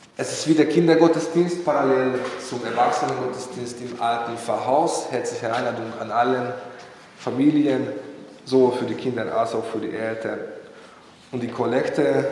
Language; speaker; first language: German; non-native, fluent; Hungarian